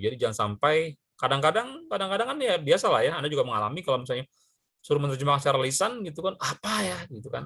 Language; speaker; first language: Indonesian; native; Indonesian